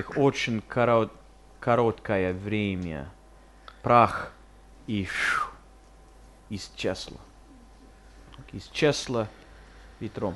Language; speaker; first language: Russian; non-native, fluent; English